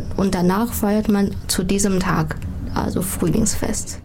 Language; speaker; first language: German; non-native, fluent; Chinese